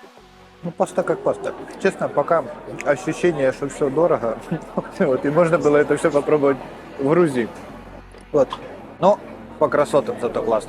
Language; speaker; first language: Russian; native; Russian